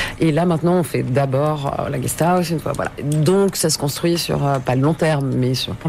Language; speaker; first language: French; native; French